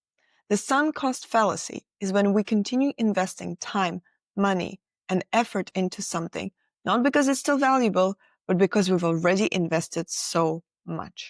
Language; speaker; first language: English; non-native, fluent; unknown